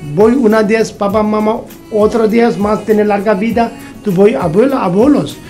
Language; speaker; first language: Spanish; non-native, learner; Tibetan